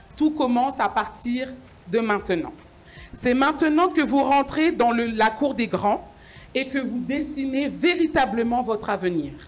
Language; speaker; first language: French; early bilingual, other home language; Lingala